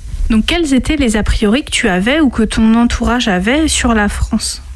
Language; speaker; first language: French; native; French